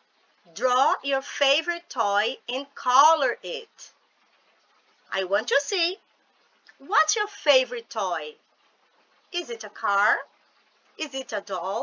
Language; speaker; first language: English; non-native, fluent; Portuguese